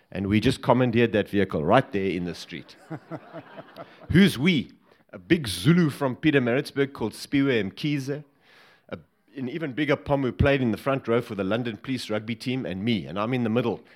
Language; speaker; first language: English; native; English